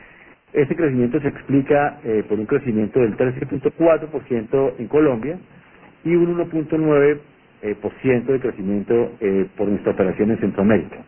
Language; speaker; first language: Spanish; native; Spanish